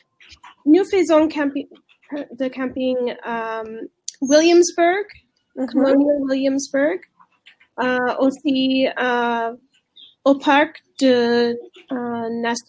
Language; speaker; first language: French; non-native, learner; English